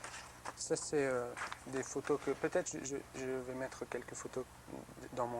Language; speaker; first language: French; non-native, learner; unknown